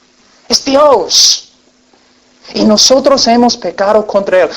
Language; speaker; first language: Spanish; non-native, fluent; English